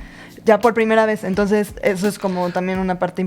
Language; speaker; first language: Spanish; native; Spanish